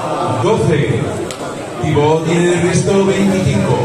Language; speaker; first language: Spanish; native; Spanish